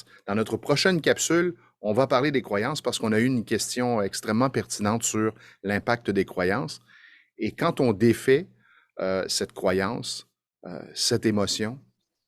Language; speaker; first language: French; native; French